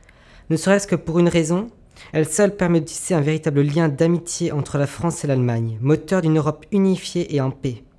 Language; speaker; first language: French; native; French